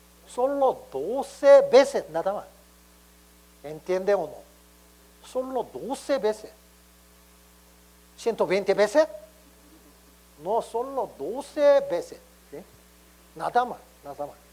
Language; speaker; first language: Spanish; non-native, learner; Korean